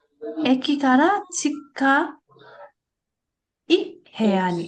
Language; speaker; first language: Japanese; non-native, fluent; Burmese